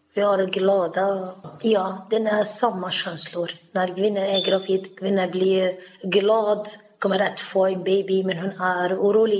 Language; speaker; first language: Swedish; non-native, learner; Arabic